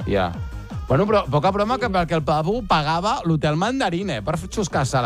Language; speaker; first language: Catalan; native; Catalan